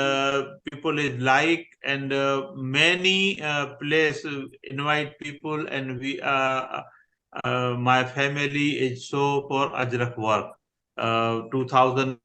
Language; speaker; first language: English; non-native, learner; Gujarati